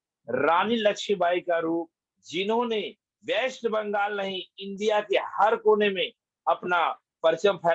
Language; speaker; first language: Hindi; native; Hindi